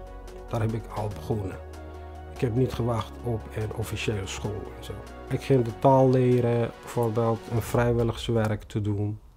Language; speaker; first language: Dutch; non-native, fluent; Tigrinya